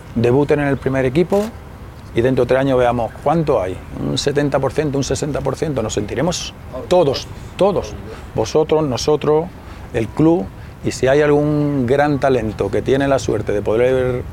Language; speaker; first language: Spanish; native; Spanish